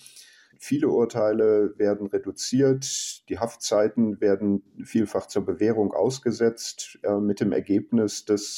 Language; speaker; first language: German; native; German